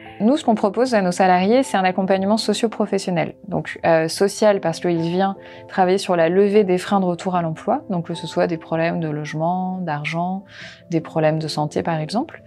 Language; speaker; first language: French; native; French